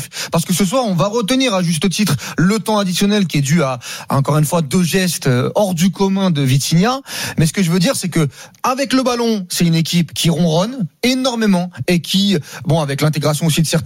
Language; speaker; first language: French; native; French